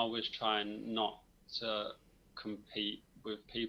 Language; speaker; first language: English; native; English